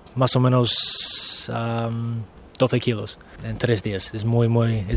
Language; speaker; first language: Spanish; non-native, learner; English